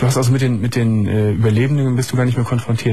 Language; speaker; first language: German; native; German